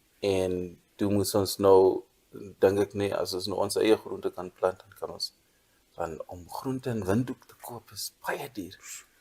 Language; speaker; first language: Afrikaans; non-native, local second language; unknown